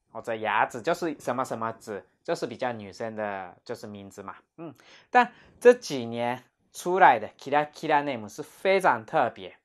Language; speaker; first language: Chinese; non-native, fluent; Japanese